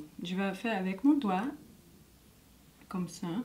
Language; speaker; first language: French; non-native, learner; English